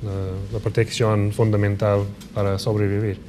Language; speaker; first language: Spanish; non-native, fluent; English